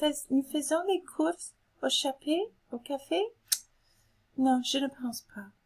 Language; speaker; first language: French; non-native, fluent; English